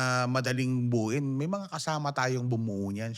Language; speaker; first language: Filipino; native; Filipino